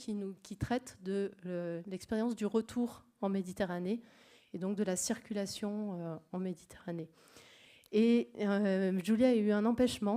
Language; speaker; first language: French; native; French